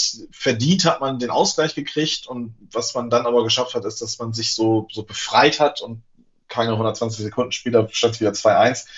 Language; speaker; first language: German; native; German